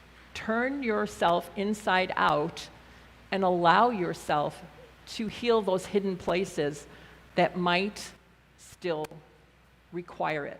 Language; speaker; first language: English; native; English